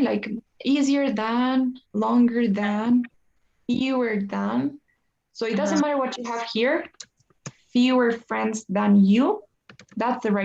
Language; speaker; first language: English; non-native, learner; Spanish